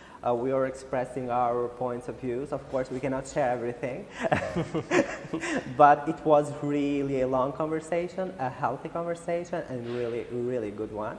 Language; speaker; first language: English; non-native, fluent; Albanian